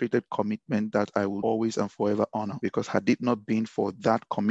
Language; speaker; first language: English; non-native, local second language; Yoruba